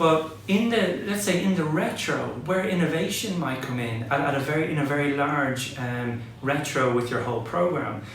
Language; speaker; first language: English; native; English